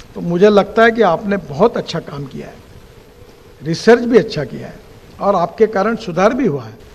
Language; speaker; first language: Hindi; non-native, local second language; Marathi